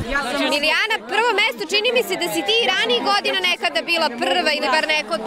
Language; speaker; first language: Serbian; native; Serbian